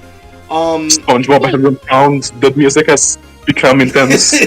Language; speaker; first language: English; native; English